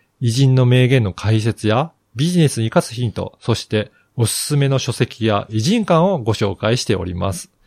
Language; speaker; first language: Japanese; native; Japanese